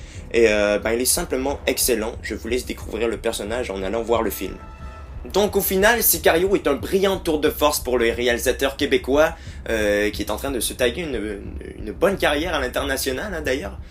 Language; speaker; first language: French; native; French